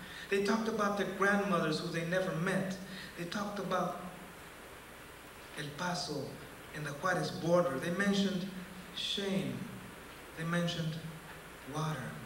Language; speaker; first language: English; early bilingual, other home language; Spanish